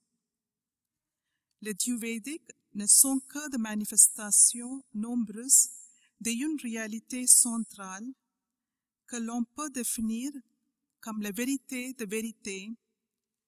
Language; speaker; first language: French; non-native, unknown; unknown